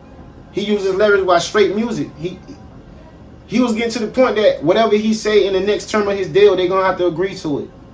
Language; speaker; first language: English; native; English